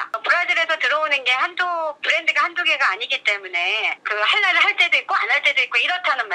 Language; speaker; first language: Korean; native; Korean